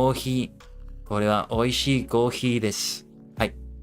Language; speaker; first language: Japanese; non-native, learner; English